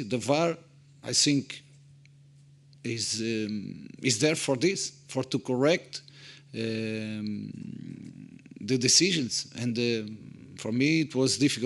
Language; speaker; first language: English; non-native, fluent; Portuguese